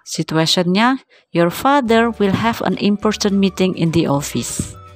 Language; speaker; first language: English; non-native, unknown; Indonesian